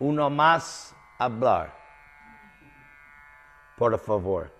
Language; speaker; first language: Spanish; non-native, learner; English